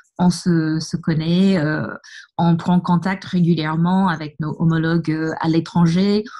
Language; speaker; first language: French; non-native, fluent; English